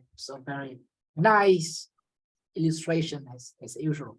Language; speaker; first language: English; non-native, fluent; Vietnamese